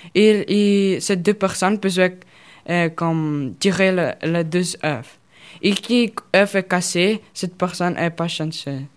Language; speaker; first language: French; non-native, learner; Russian